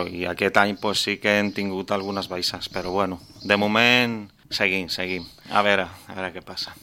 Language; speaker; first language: Catalan; non-native, local second language; Spanish